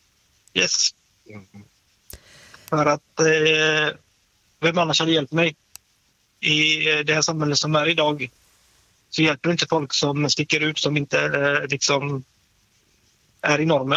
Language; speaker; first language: Swedish; native; Swedish